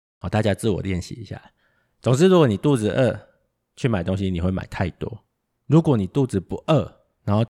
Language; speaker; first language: Chinese; native; Chinese